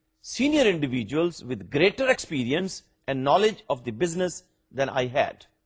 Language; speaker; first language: English; non-native, local second language; Urdu